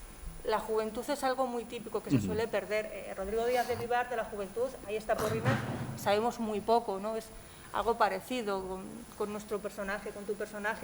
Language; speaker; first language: Spanish; native; Spanish